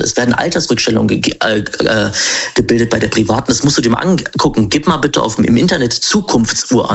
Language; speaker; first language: German; native; German